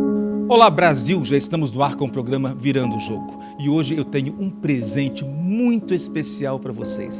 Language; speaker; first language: Portuguese; native; Portuguese